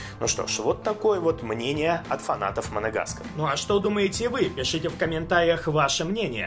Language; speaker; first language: Russian; native; Russian